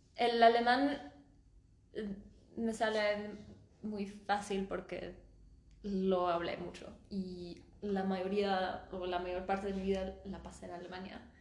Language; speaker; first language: Spanish; early bilingual, heritage; Spanish